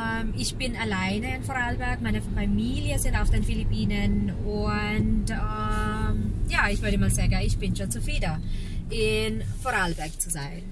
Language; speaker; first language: German; non-native, learner; Filipino